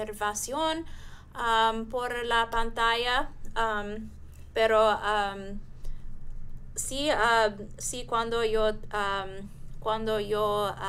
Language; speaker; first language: Spanish; non-native, learner; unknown